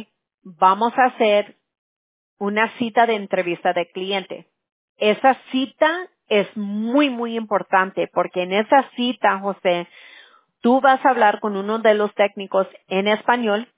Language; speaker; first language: Spanish; early bilingual, heritage; Spanish